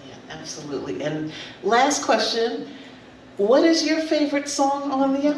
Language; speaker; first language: English; native; English